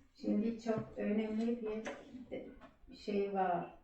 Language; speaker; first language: Turkish; non-native, learner; German